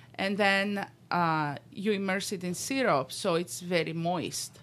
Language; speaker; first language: English; non-native, fluent; Greek